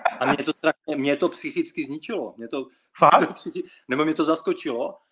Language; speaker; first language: Czech; early bilingual, other home language; Russian